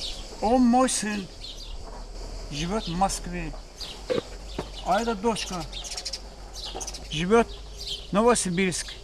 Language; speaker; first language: Russian; non-native, local second language; Azerbaijani